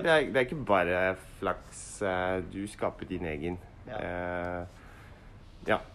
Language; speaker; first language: Norwegian; non-native, learner; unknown